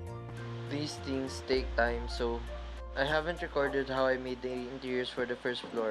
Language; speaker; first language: English; non-native, local second language; Filipino